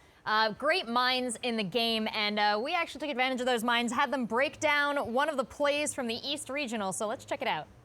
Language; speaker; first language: English; native; English